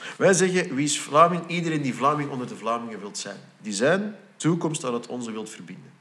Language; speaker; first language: Dutch; native; Dutch